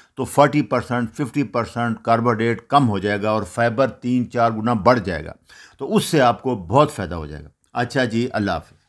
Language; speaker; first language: Urdu; non-native, local second language; Punjabi